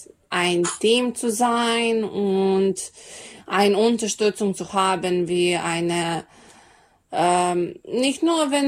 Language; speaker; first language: German; non-native, learner; Serbian